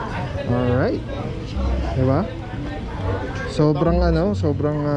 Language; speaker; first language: Filipino; native; Filipino